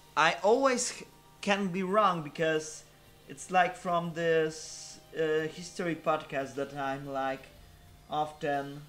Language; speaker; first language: English; non-native, fluent; Polish